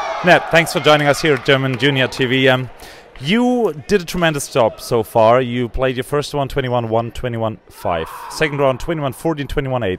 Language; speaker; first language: English; non-native, fluent; German